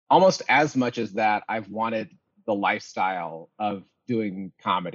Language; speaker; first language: English; native; English